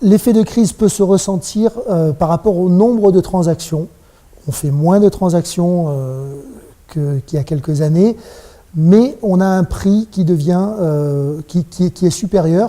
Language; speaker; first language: French; native; French